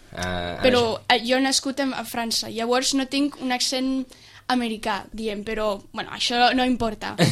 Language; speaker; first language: Catalan; early bilingual, other home language; English